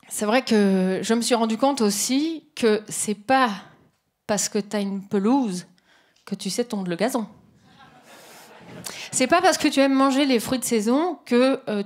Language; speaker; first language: French; native; French